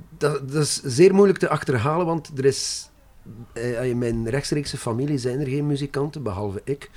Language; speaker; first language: Dutch; non-native, local second language; French